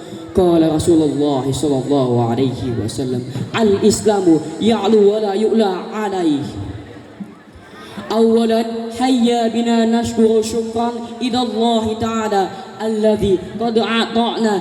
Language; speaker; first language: Arabic; non-native, learner; Indonesian